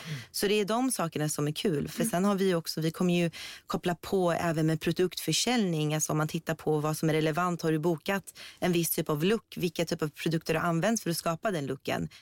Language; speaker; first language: Swedish; early bilingual, other home language; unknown